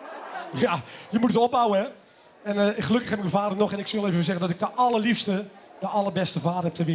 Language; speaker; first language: Dutch; native; Dutch